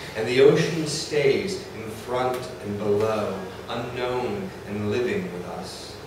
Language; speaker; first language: English; native; English